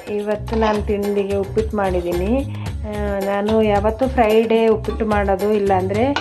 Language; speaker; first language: Kannada; native; Kannada